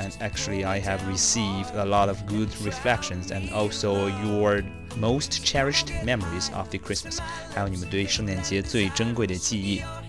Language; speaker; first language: English; non-native, fluent; Chinese